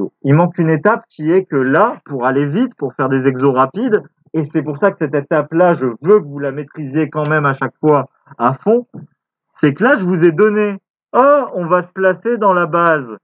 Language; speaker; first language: French; native; French